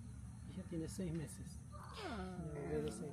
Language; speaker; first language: Spanish; native; Spanish